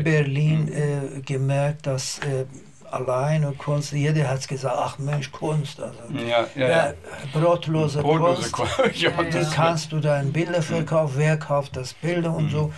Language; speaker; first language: German; non-native, learner; Azerbaijani